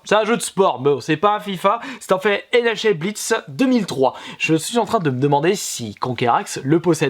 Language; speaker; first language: French; native; French